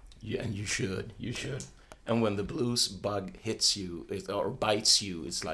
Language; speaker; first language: English; non-native, fluent; Swedish